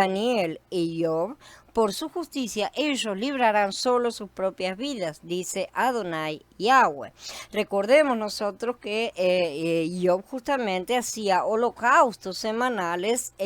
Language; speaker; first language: Spanish; native; Spanish